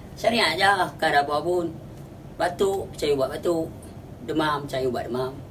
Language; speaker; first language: Malay; native; Malay